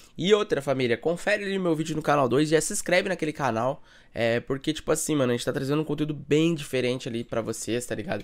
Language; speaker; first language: Portuguese; native; Portuguese